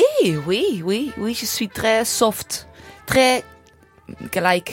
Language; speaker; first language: French; non-native, learner; English